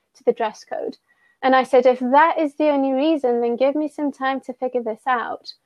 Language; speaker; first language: English; early bilingual, other home language; Persian